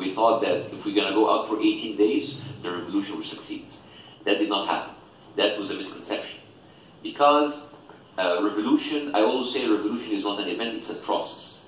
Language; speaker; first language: English; non-native, fluent; Arabic